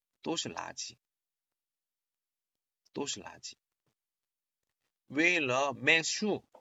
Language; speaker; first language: Chinese; non-native, learner; Korean